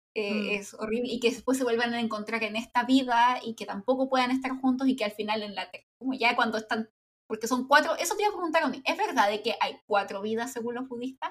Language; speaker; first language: Spanish; native; Spanish